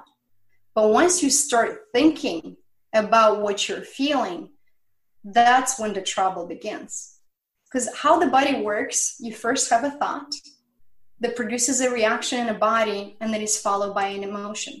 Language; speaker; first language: English; non-native, fluent; Romanian